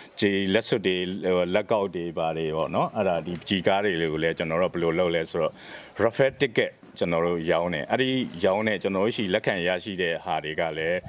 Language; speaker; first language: Burmese; native; Burmese